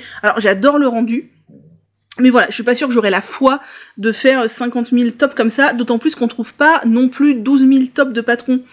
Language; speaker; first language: French; native; French